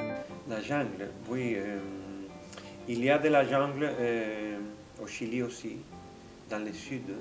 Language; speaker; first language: French; non-native, fluent; Spanish